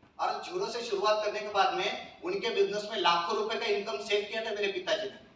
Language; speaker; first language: Hindi; non-native, local second language; Marathi